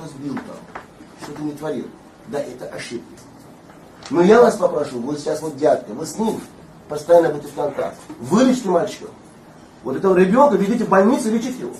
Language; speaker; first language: Russian; non-native, fluent; Tajik